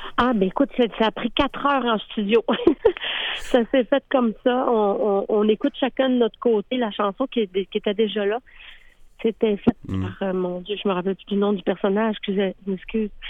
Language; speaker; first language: French; native; French